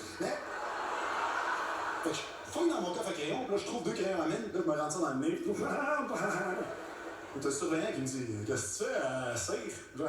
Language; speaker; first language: French; native; French